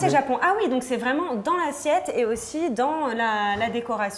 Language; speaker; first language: French; native; French